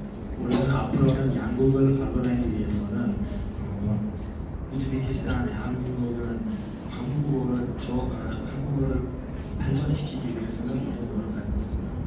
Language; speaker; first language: Korean; non-native, fluent; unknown